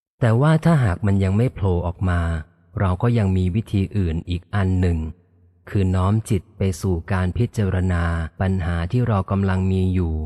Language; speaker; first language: Thai; native; Thai